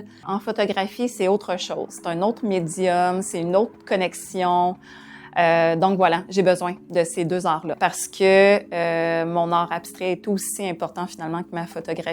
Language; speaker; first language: French; native; French